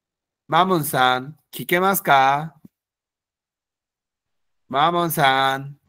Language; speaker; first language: Japanese; non-native, fluent; Bangla